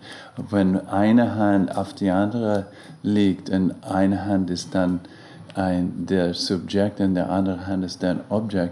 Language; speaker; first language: German; non-native, learner; English